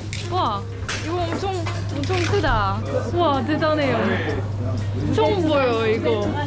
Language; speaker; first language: Korean; non-native, learner; French